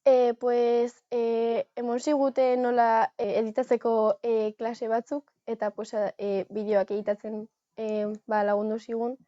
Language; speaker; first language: Basque; non-native, local second language; Spanish